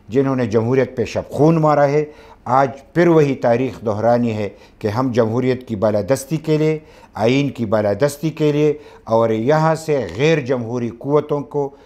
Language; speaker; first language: Urdu; non-native, local second language; Pashto